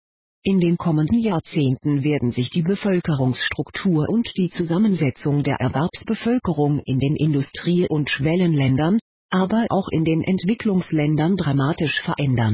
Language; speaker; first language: German; native; German